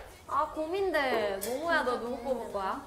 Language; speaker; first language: Korean; native; Korean